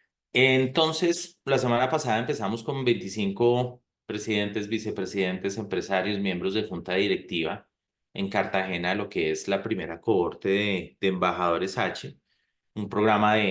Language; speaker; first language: Spanish; native; Spanish